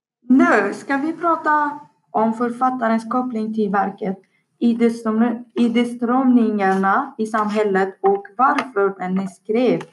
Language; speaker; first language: Swedish; non-native, learner; Persian